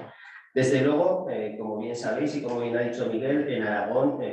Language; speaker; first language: Spanish; native; Spanish